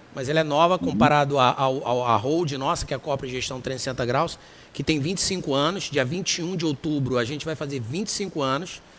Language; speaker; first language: Portuguese; native; Portuguese